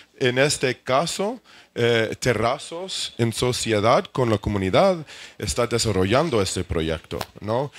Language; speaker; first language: Spanish; non-native, fluent; English